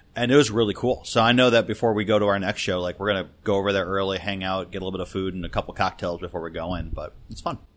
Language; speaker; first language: English; native; English